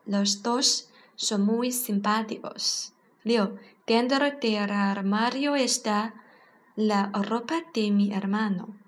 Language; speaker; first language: Spanish; non-native, learner; Chinese